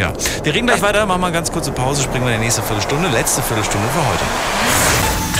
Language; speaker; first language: German; native; German